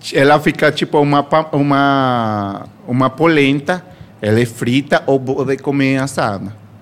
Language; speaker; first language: Portuguese; non-native, fluent; Spanish